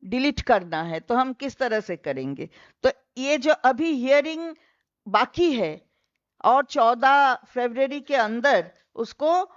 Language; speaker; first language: Hindi; non-native, local second language; Bangla